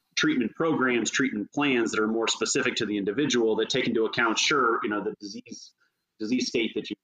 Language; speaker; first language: English; native; English